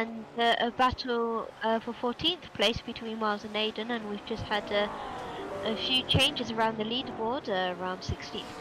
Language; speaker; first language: English; native; English